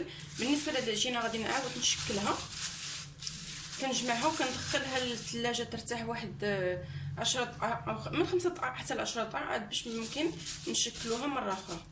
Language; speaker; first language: Arabic; native; Arabic